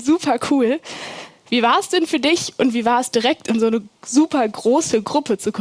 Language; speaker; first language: German; native; German